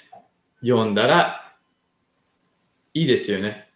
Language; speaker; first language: Japanese; non-native, learner; English